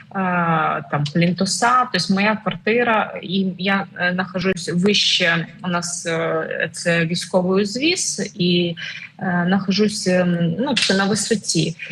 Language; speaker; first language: Ukrainian; non-native, local second language; Russian